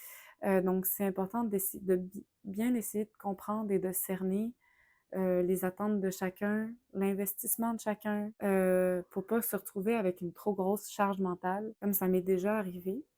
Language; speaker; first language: French; native; French